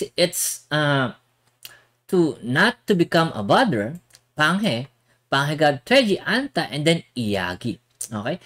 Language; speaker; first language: English; non-native, local second language; Filipino